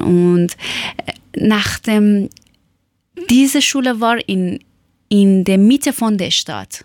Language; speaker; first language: German; non-native, learner; Persian